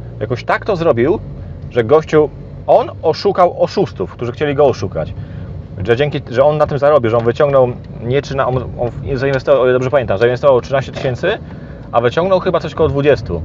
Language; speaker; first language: Polish; native; Polish